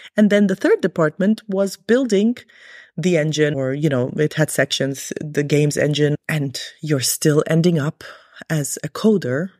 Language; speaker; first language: English; early bilingual, other home language; Arabic